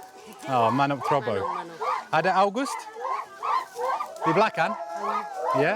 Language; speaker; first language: Indonesian; non-native, learner; English